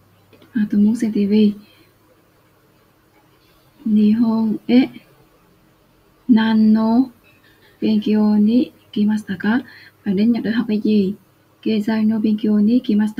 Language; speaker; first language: Japanese; non-native, fluent; Vietnamese